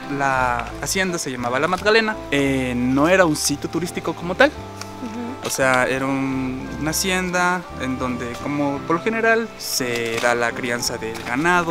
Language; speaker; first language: Spanish; native; Spanish